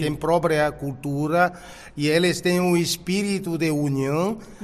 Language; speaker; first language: Portuguese; non-native, fluent; Chinese